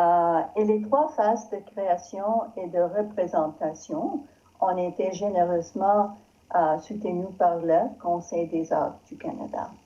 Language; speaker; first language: French; non-native, learner; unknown